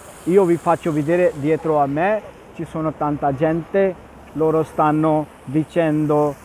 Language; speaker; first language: Italian; non-native, fluent; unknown